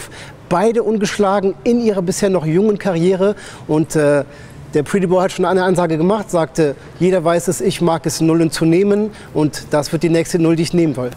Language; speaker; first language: German; native; German